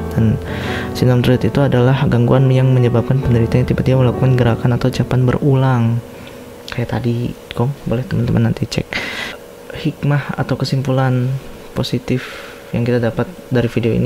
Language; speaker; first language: Indonesian; native; Indonesian